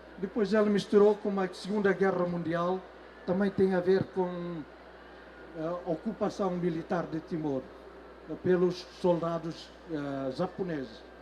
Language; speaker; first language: Portuguese; non-native, local second language; Tetum